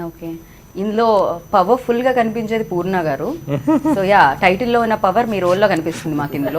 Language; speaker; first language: Telugu; native; Telugu